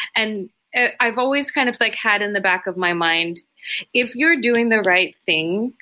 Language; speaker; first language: English; native; English